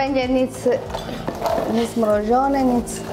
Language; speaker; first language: Polish; non-native, learner; Spanish